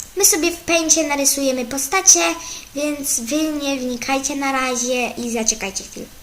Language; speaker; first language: Polish; native; Polish